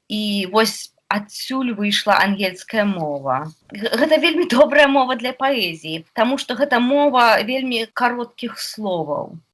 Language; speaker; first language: Belarusian; non-native, local second language; Russian